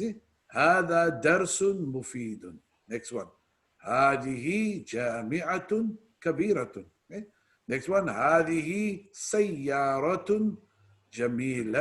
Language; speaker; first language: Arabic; non-native, fluent; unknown